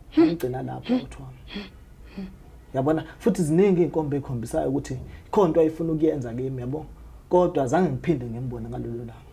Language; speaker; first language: Zulu; non-native, local second language; Xhosa